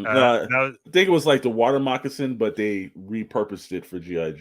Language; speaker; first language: English; native; English